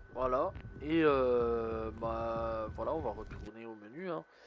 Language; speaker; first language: French; native; French